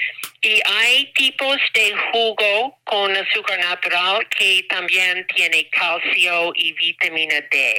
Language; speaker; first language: Spanish; non-native, learner; English